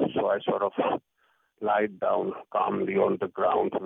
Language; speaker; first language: English; non-native, local second language; Kashmiri